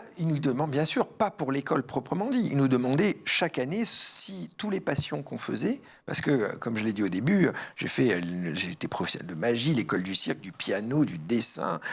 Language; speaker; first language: French; early bilingual, other home language; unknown